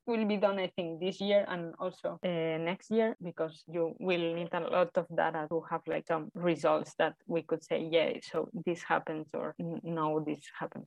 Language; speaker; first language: English; non-native, fluent; Spanish